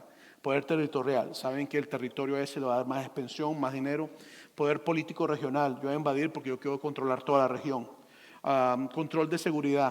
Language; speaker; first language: Spanish; native; Spanish